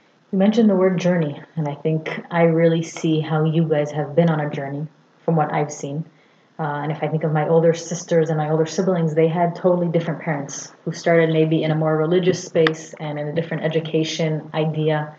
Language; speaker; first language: English; early bilingual, other home language; Hebrew